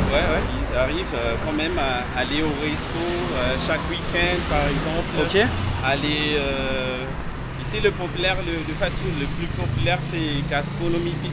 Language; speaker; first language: French; non-native, local second language; Malagasy